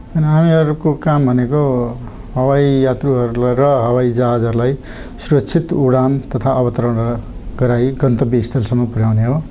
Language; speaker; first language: Nepali; native; Nepali